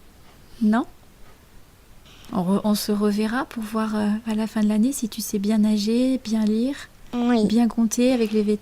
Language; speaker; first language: French; native; French